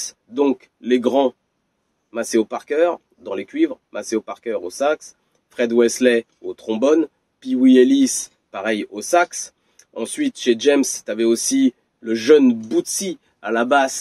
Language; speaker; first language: French; native; French